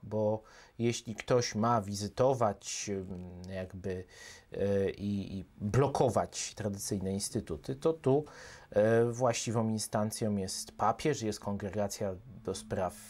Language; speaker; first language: Polish; native; Polish